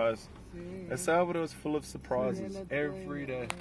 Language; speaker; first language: English; native; English